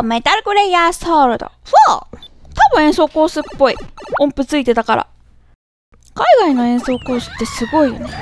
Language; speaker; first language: Japanese; native; Japanese